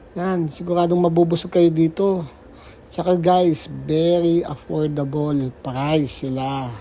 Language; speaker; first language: Filipino; native; Filipino